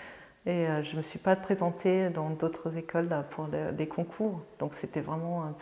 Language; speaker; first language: French; non-native, fluent; German